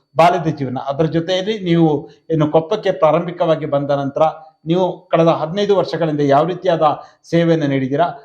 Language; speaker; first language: Kannada; native; Kannada